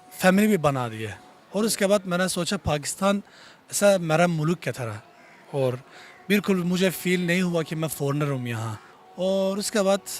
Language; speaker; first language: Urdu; non-native, learner; Turkish